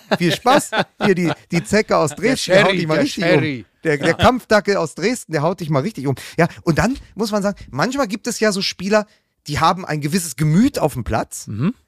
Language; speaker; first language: German; native; German